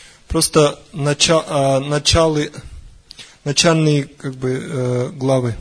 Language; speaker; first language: Russian; native; Russian